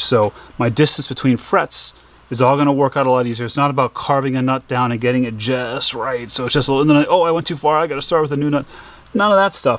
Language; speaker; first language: English; native; English